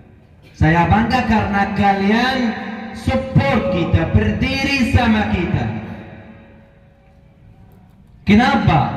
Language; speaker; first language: Indonesian; non-native, fluent; Arabic